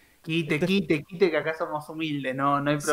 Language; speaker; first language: Spanish; native; Spanish